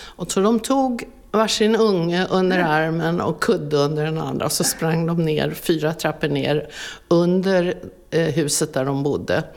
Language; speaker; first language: Swedish; native; Swedish